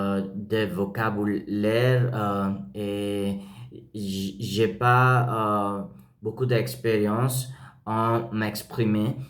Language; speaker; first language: French; non-native, learner; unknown